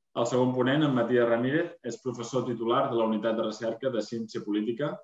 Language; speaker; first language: Catalan; native; Catalan